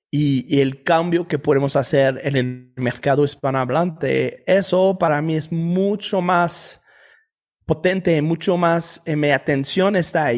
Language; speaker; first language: Spanish; non-native, fluent; French